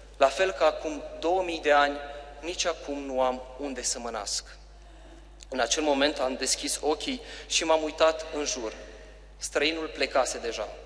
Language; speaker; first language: Romanian; native; Romanian